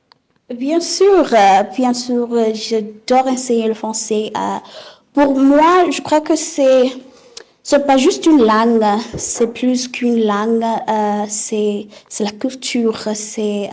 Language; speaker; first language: French; non-native, fluent; Southern Sotho